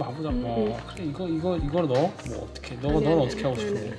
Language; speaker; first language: Korean; native; Korean